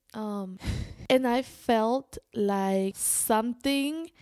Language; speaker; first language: English; non-native, fluent; Spanish